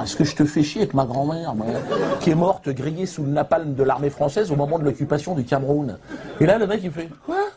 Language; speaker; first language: French; native; French